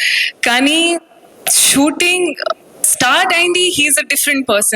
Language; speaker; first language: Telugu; non-native, local second language; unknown